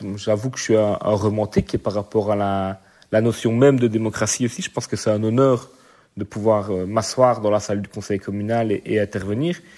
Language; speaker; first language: French; native; French